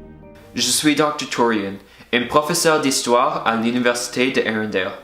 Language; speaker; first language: French; non-native, learner; English